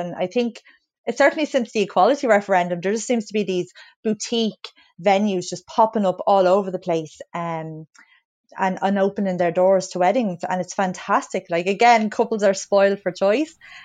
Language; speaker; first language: English; native; English